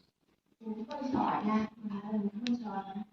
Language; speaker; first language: Vietnamese; native; Vietnamese